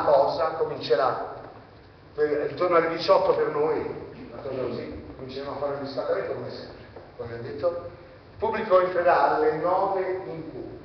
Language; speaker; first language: Italian; native; Italian